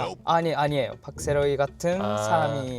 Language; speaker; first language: Korean; non-native, learner; Japanese